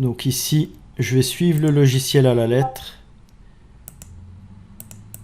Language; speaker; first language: French; native; French